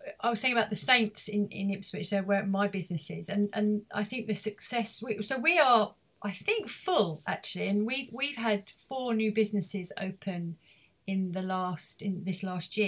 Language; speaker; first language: English; native; English